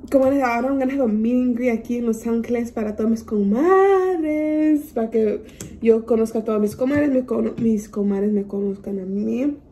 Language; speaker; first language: Spanish; early bilingual, heritage; Spanish